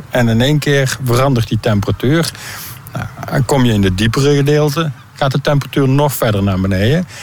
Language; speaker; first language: Dutch; native; Dutch